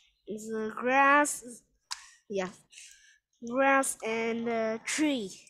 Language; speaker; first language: English; non-native, learner; Vietnamese